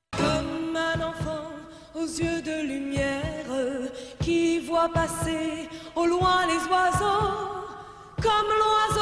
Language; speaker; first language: French; native; French